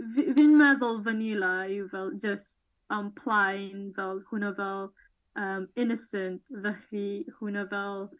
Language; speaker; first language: Welsh; non-native, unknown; Malay